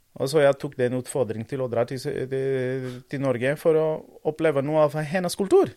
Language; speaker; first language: Norwegian; non-native, fluent; Portuguese